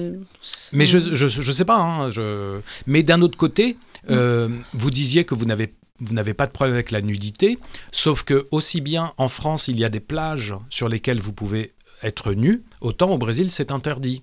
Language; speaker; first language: French; native; French